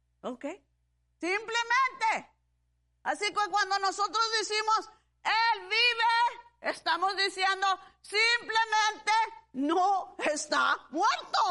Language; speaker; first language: Spanish; early bilingual, heritage; Spanish